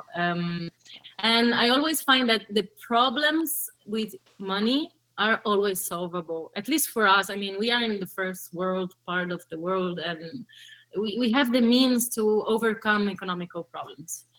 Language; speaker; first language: English; early bilingual, other home language; Portuguese